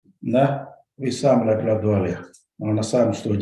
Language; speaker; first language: Russian; non-native, learner; Chinese